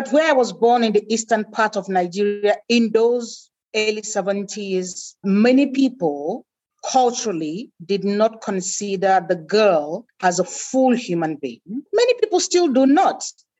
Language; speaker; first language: English; non-native, local second language; Igbo